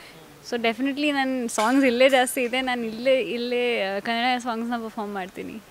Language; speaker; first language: Kannada; non-native, fluent; Hindi